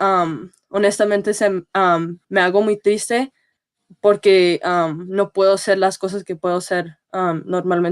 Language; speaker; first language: Spanish; early bilingual, heritage; Spanish